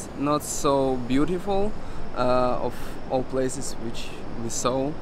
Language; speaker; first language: English; non-native, fluent; Russian